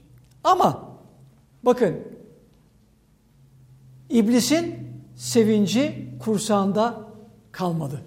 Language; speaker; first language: Turkish; native; Turkish